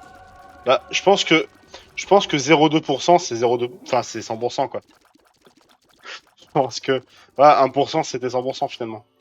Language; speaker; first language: French; native; French